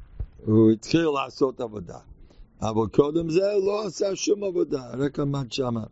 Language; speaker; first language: Hebrew; non-native, fluent; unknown